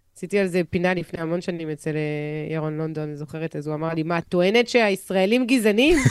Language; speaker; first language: Hebrew; non-native, fluent; French